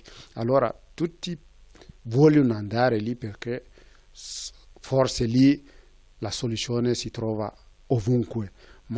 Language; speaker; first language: Italian; non-native, fluent; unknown